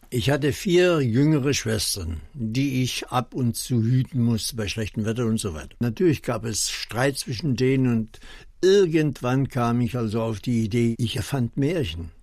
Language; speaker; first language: German; non-native, local second language; Upper Sorbian